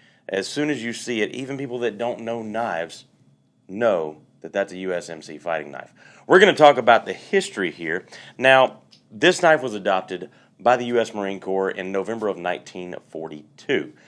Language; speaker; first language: English; native; English